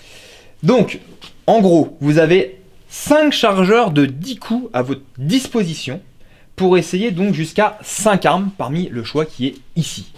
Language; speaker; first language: French; native; French